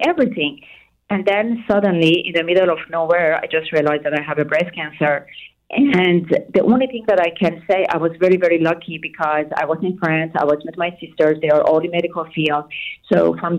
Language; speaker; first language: English; non-native, fluent; Persian